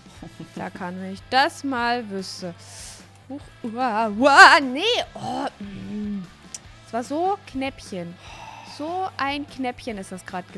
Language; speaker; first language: German; native; German